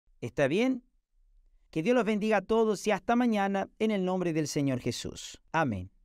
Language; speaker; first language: Spanish; non-native, fluent; Portuguese